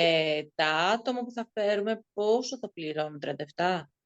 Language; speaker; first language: Greek; native; Greek